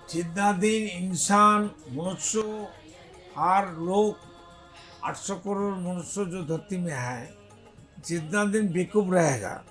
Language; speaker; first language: Hindi; non-native, local second language; Bangla